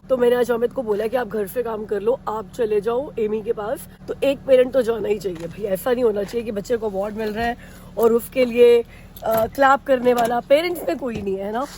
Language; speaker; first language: Hindi; native; Hindi